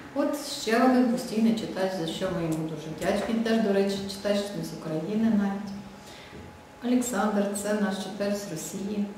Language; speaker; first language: Ukrainian; native; Ukrainian